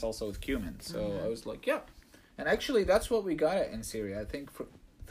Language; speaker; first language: English; non-native, fluent; Arabic